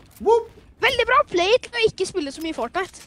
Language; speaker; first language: Norwegian; native; Norwegian